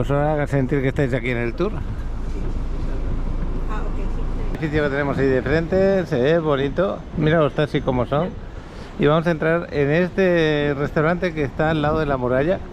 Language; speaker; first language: Spanish; native; Spanish